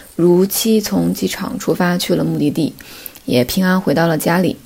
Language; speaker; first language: Chinese; native; Chinese